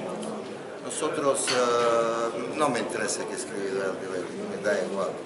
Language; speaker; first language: Spanish; non-native, fluent; Croatian